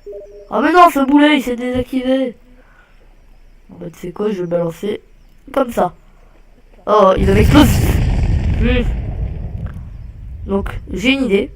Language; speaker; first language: French; native; French